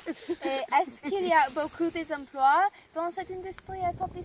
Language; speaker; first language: French; non-native, learner; English